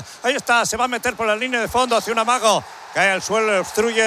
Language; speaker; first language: Spanish; native; Spanish